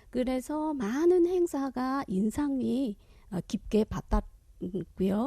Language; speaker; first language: Korean; non-native, fluent; Vietnamese